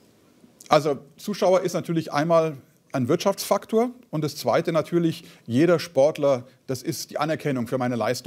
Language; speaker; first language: German; native; German